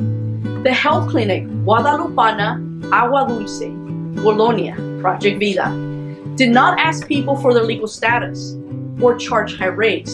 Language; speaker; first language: English; non-native, local second language; Spanish